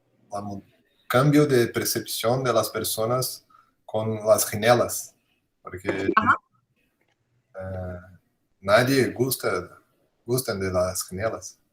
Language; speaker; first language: Spanish; non-native, fluent; Portuguese